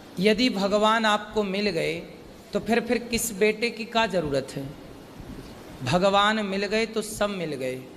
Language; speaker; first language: Hindi; native; Hindi